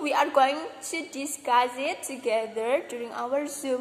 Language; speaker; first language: English; non-native, fluent; Indonesian